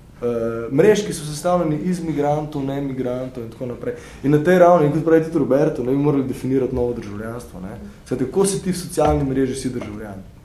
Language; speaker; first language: Slovenian; native; Slovenian